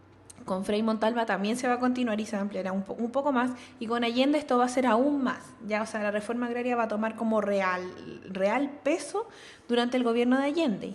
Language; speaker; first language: Spanish; native; Spanish